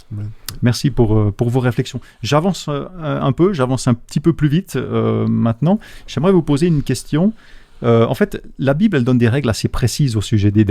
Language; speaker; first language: French; native; French